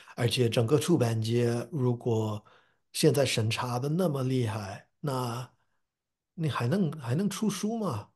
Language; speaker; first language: Chinese; non-native, fluent; English